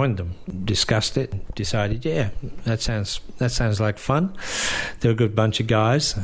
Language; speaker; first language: English; native; English